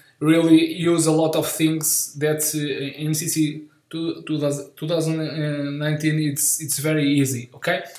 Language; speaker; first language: English; non-native, learner; Portuguese